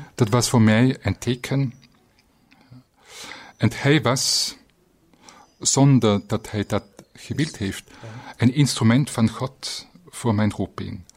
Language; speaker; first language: Dutch; non-native, fluent; German